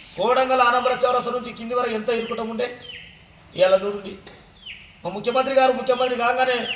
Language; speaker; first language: Telugu; native; Telugu